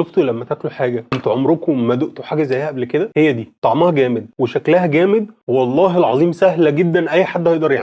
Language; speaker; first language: Arabic; native; Arabic